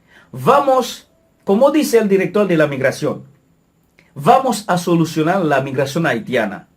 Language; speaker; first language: Spanish; non-native, fluent; Haitian Creole